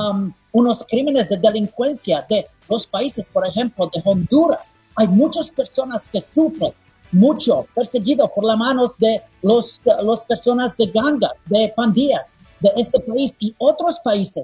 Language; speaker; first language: Spanish; non-native, fluent; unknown